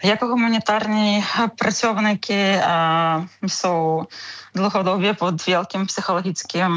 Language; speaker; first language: Czech; non-native, learner; Ukrainian